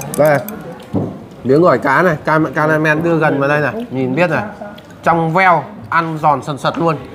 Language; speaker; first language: Vietnamese; native; Vietnamese